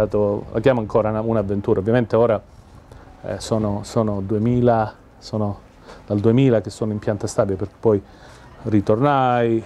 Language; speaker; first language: Italian; native; Italian